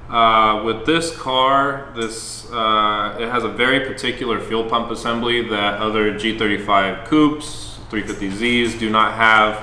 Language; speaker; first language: English; native; English